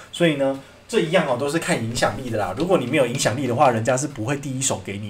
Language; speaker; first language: Chinese; native; Chinese